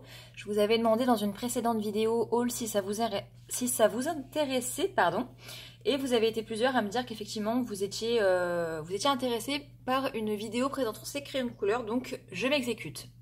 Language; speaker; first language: French; native; French